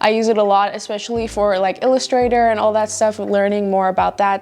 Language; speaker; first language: English; native; English